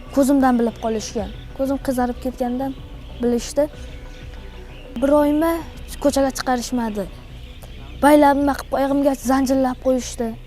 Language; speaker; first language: Uzbek; native; Uzbek